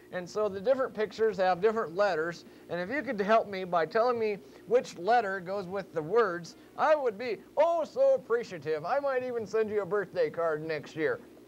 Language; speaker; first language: English; native; English